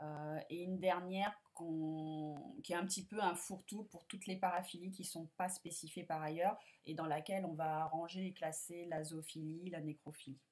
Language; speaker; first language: French; native; French